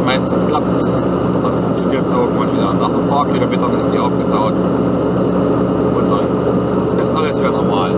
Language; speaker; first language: German; native; German